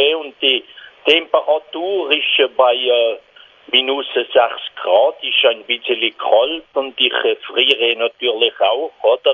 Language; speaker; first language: German; non-native, local second language; French